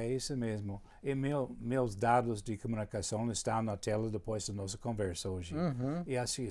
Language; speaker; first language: Portuguese; non-native, fluent; English